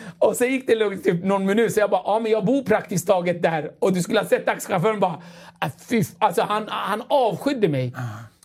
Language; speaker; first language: Swedish; early bilingual, other home language; Kurdish